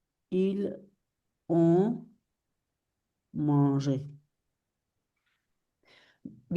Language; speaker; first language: French; non-native, fluent; Spanish